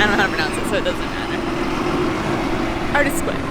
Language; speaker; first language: English; native; English